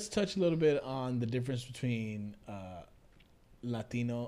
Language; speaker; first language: English; early bilingual, other home language; Spanish